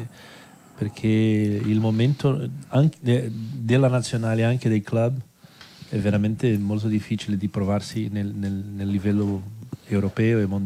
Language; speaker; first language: Italian; non-native, fluent; Portuguese